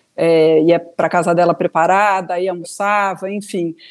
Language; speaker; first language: Portuguese; native; Portuguese